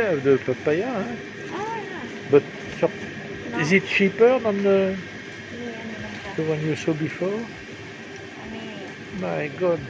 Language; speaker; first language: English; non-native, fluent; French